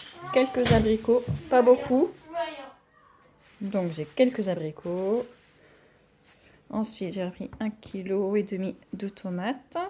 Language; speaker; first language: French; native; French